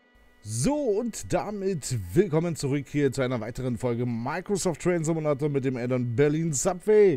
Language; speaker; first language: German; native; German